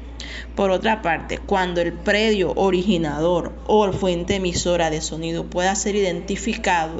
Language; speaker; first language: Spanish; native; Spanish